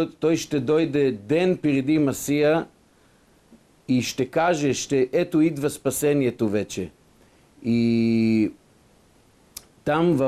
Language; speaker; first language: Bulgarian; non-native, fluent; Hebrew